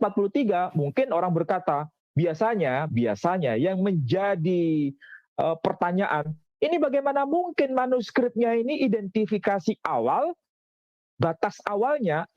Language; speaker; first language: Indonesian; native; Indonesian